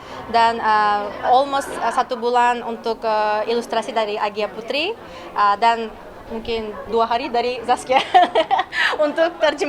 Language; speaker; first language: Indonesian; non-native, learner; Uyghur